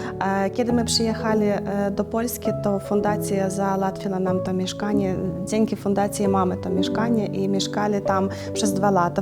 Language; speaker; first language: Polish; non-native, learner; Ukrainian